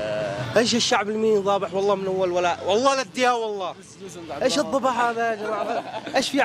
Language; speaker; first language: Arabic; native; Arabic